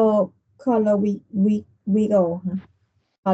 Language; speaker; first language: English; non-native, learner; Vietnamese